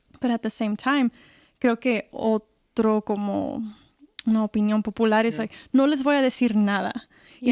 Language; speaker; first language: Spanish; early bilingual, heritage; Spanish